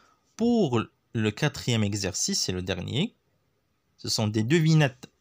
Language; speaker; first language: French; non-native, local second language; Arabic